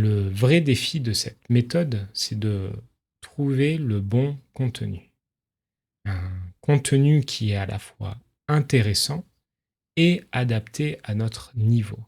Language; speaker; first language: French; native; French